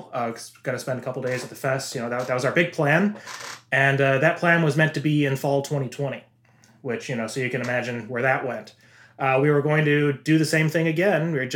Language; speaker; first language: English; native; English